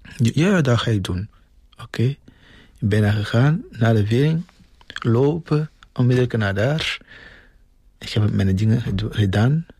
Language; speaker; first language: Dutch; non-native, fluent; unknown